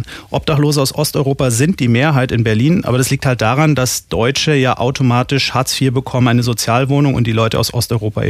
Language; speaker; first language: German; native; German